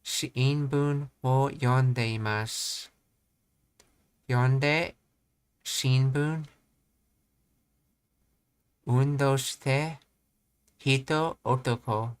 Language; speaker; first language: Japanese; non-native, learner; English